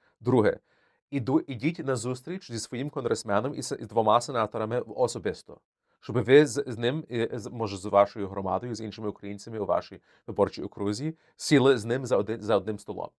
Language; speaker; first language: Ukrainian; early bilingual, heritage; Ukrainian